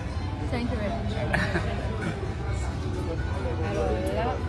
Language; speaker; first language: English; non-native, learner; French